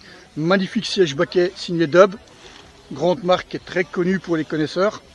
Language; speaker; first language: French; native; French